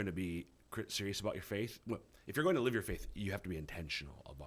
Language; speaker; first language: English; native; English